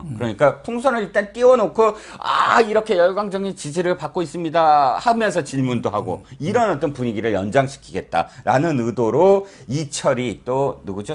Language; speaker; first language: Korean; native; Korean